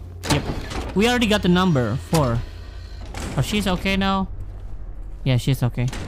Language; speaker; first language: English; non-native, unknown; Indonesian